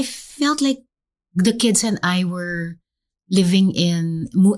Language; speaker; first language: English; non-native, local second language; Filipino